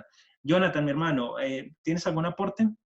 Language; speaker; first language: Spanish; native; Spanish